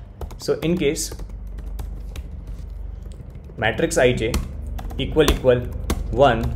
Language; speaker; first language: English; non-native, local second language; Hindi